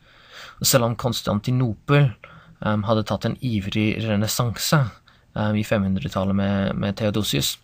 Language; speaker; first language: Norwegian; non-native, fluent; English